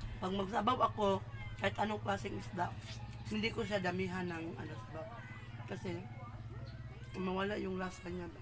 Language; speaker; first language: Filipino; non-native, local second language; Cebuano